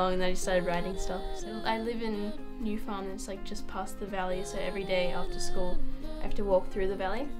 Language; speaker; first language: English; native; English